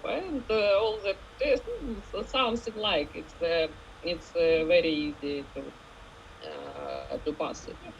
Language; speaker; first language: English; non-native, learner; Ukrainian